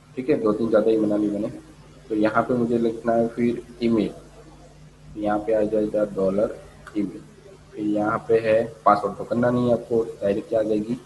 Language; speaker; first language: Hindi; non-native, local second language; Gujarati